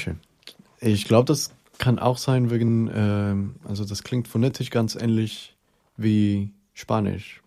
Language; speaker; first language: German; non-native, fluent; Spanish